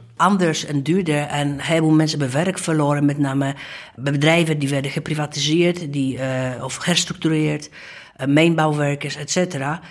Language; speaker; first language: Dutch; non-native, fluent; Polish